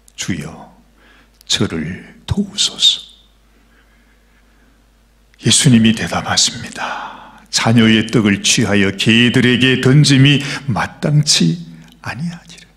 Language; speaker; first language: Korean; native; Korean